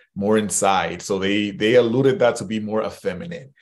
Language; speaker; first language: English; early bilingual, other home language; Spanish